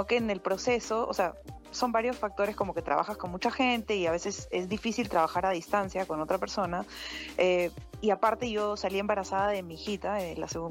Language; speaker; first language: Spanish; native; Spanish